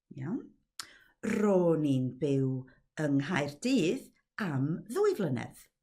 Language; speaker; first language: Welsh; native; Welsh